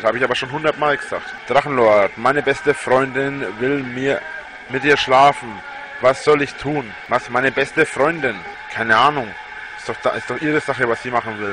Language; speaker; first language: German; native; German